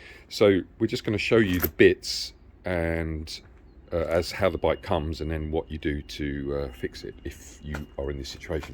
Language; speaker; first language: English; native; English